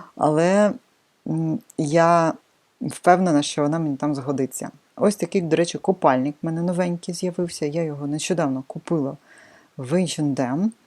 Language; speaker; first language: Ukrainian; non-native, local second language; Russian